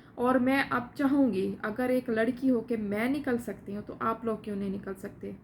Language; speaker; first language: Urdu; non-native, local second language; Saraiki